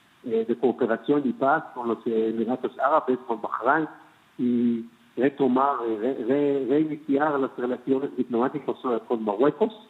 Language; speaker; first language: Spanish; non-native, fluent; Hebrew